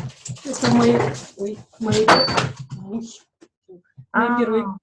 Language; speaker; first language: Russian; native; Russian